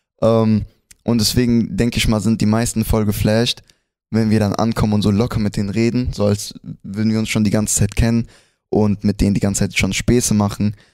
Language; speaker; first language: German; early bilingual, other home language; Spanish